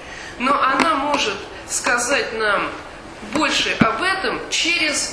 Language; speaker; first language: Russian; native; Russian